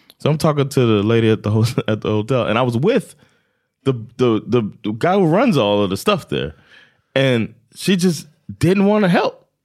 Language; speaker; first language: English; native; English